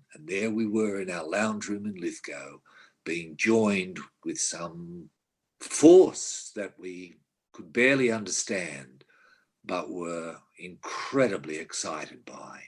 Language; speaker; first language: English; native; English